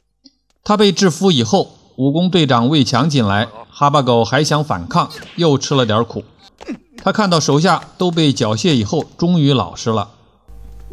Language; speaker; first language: Chinese; native; Chinese